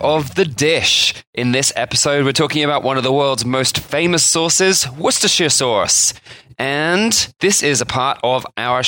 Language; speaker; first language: English; native; English